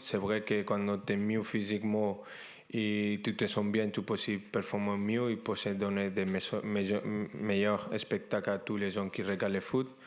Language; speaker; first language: French; non-native, fluent; Spanish